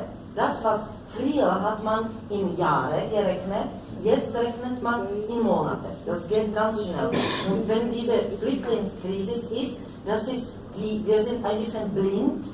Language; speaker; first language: German; non-native, learner; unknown